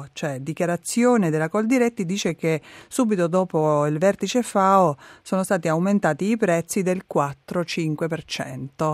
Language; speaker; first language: Italian; native; Italian